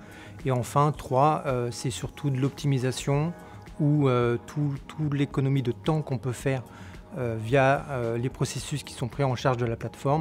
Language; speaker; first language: French; native; French